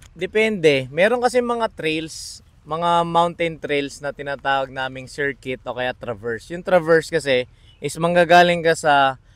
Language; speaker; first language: Filipino; native; Filipino